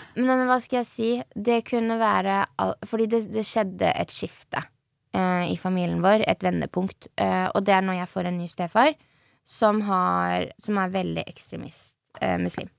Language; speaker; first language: Norwegian; early bilingual, other home language; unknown